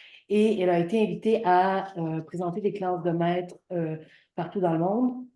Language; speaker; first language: French; native; French